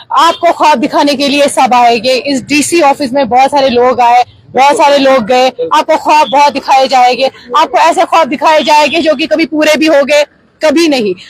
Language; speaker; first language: Hindi; non-native, local second language; Kashmiri